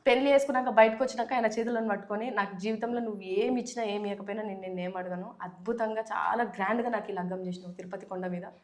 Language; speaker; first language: Telugu; native; Telugu